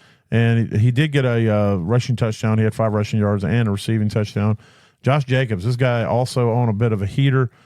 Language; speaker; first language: English; native; English